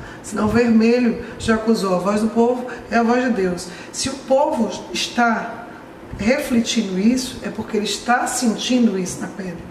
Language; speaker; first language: Portuguese; native; Portuguese